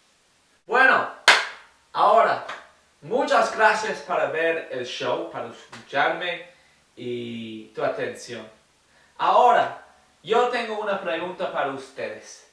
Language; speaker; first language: Spanish; non-native, learner; English